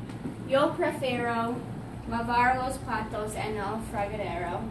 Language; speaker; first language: Spanish; non-native, learner; English